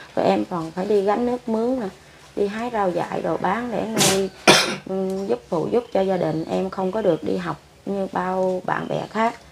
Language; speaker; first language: Vietnamese; non-native, local second language; Khmer